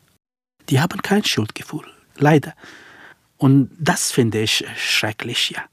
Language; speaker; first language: German; non-native, fluent; Central Kurdish